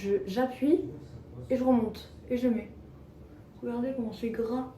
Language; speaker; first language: French; native; French